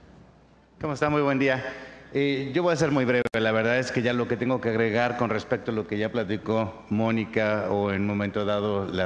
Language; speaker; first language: Spanish; native; Spanish